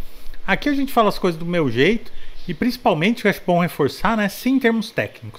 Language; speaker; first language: Portuguese; native; Portuguese